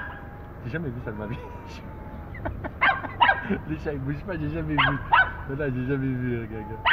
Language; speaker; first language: French; non-native, local second language; Arabic